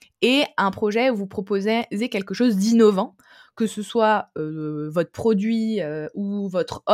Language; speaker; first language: French; native; French